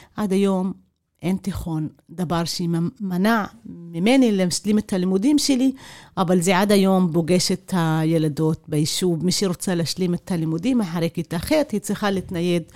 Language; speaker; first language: Hebrew; non-native, local second language; Arabic